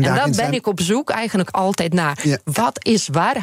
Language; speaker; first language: Dutch; non-native, fluent; Ukrainian